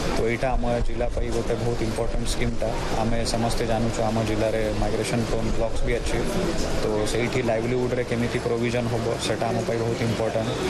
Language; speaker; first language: Odia; non-native, fluent; Marathi